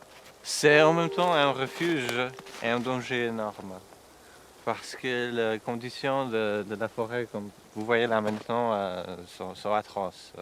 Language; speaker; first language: French; non-native, fluent; Polish